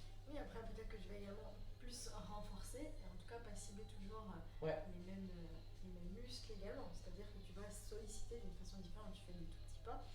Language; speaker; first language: French; native; French